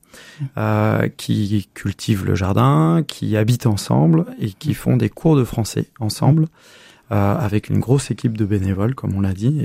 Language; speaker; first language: French; native; French